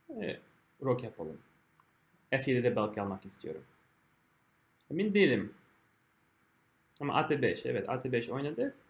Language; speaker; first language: Turkish; non-native, fluent; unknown